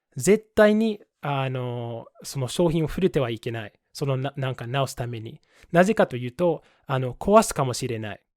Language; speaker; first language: Japanese; non-native, fluent; English